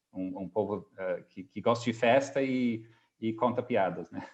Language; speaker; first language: Portuguese; non-native, fluent; English